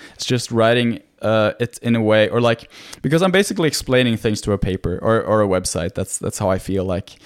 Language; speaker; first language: English; non-native, fluent; Norwegian